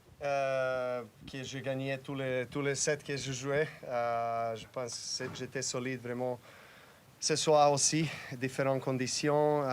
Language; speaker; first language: French; non-native, learner; Serbian